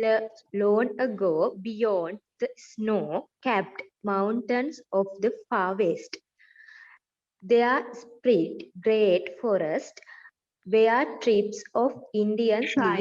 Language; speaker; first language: English; non-native, learner; Sinhala